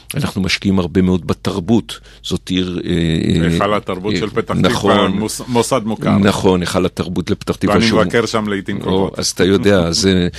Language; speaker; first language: Hebrew; native; Hebrew